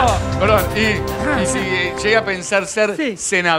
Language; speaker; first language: Spanish; native; Spanish